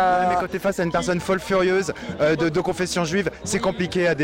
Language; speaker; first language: French; native; French